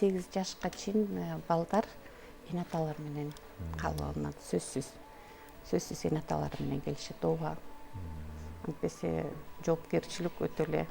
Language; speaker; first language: Kyrgyz; native; Kyrgyz